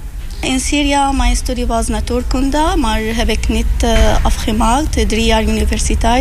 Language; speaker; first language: Dutch; non-native, learner; Arabic